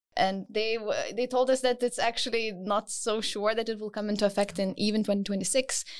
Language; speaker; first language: English; non-native, fluent; Lithuanian